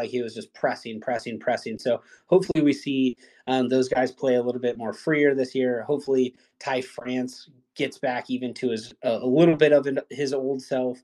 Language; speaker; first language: English; native; English